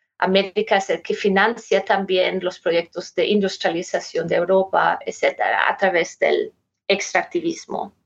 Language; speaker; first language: Spanish; non-native, fluent; German